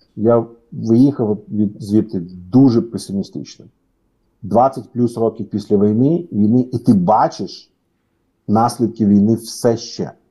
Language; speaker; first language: Ukrainian; non-native, local second language; Russian